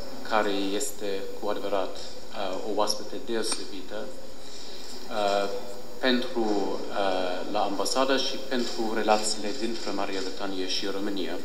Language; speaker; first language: Romanian; non-native, fluent; English